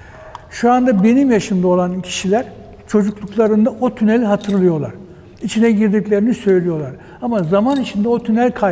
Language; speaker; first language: Turkish; native; Turkish